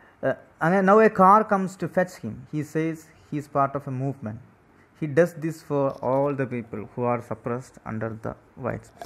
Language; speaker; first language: English; non-native, local second language; Malayalam